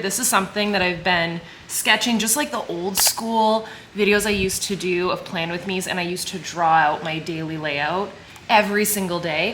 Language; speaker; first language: English; native; English